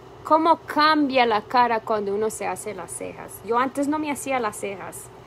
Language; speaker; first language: Spanish; early bilingual, heritage; Spanish